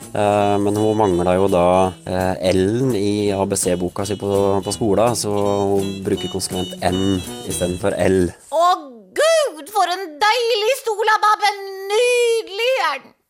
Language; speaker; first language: Norwegian; native; Norwegian